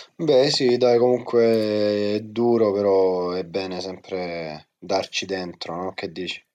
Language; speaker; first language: Italian; native; Italian